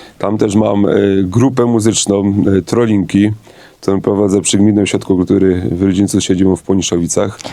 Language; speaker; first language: Polish; native; Polish